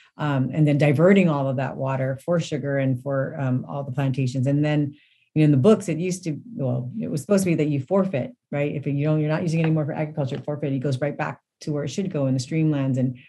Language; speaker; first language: English; native; English